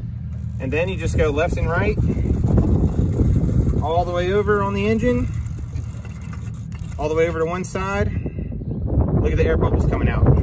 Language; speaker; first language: English; native; English